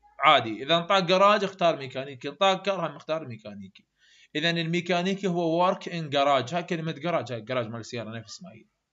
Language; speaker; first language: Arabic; native; Arabic